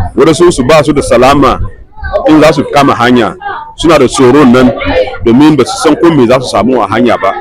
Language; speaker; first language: Hausa; non-native, local second language; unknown